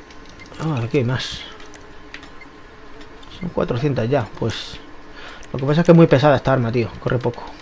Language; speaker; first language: Spanish; native; Spanish